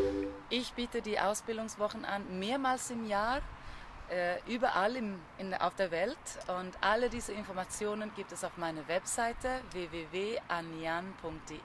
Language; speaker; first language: German; non-native, fluent; Swedish